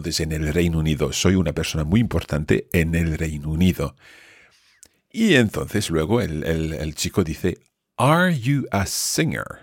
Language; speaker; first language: Spanish; non-native, fluent; English